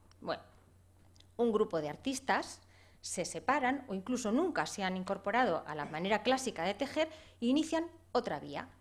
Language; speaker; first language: Spanish; native; Spanish